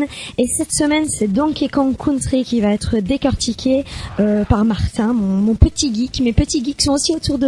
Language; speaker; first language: French; native; French